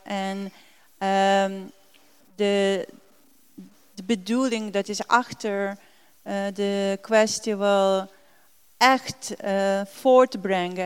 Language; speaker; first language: Dutch; non-native, learner; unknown